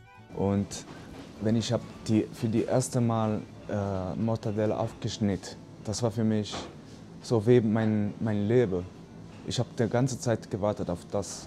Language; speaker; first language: German; non-native, learner; Italian